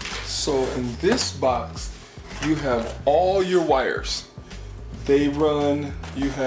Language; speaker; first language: English; native; English